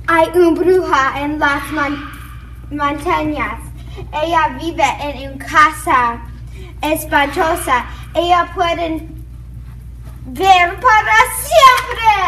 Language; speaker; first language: Spanish; non-native, learner; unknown